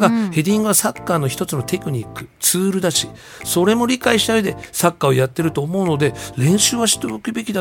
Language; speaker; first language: Japanese; native; Japanese